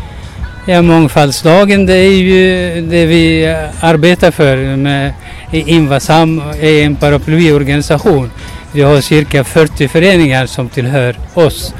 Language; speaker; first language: Swedish; non-native, fluent; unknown